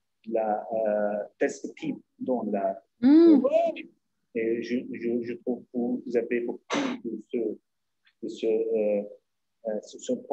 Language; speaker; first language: French; non-native, learner; Arabic